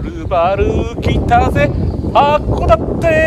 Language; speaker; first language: Japanese; native; Japanese